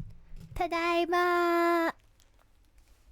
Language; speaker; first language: Japanese; non-native, learner; English